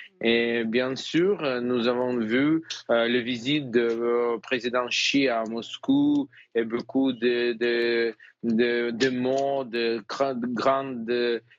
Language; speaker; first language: French; non-native, fluent; Ukrainian